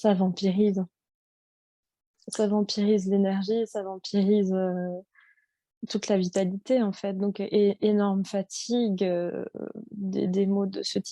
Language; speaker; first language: French; native; French